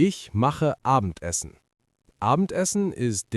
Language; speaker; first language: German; non-native, learner; English